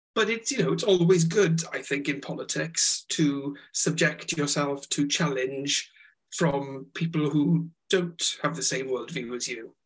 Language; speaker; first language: English; non-native, local second language; Welsh